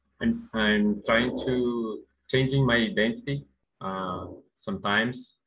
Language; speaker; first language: English; non-native, learner; Portuguese